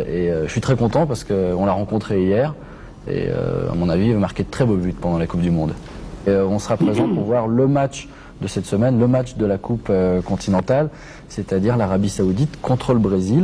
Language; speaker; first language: French; native; French